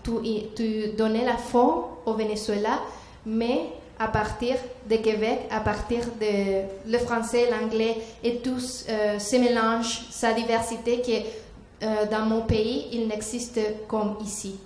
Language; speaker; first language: French; non-native, learner; Spanish